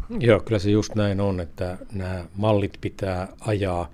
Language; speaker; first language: Finnish; native; Finnish